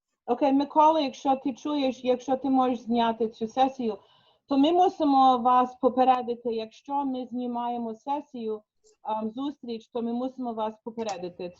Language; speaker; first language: Ukrainian; early bilingual, heritage; Ukrainian